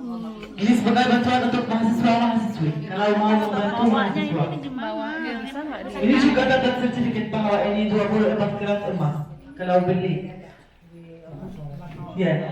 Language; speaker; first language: Indonesian; non-native, fluent; Arabic